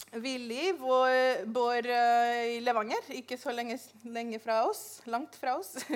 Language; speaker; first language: Norwegian; non-native, fluent; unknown